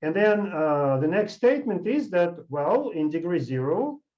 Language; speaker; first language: English; non-native, fluent; Russian